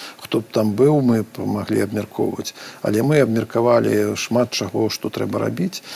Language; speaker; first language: Belarusian; native; Belarusian